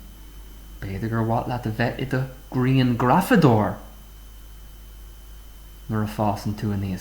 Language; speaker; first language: Irish; non-native, local second language; English